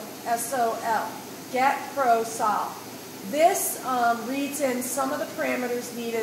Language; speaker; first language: English; native; English